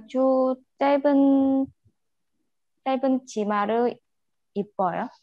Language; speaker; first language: Korean; non-native, learner; Vietnamese